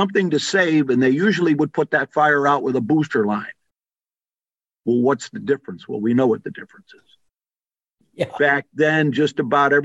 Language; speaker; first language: English; native; English